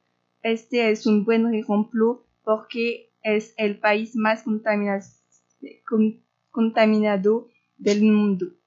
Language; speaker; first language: Spanish; non-native, learner; French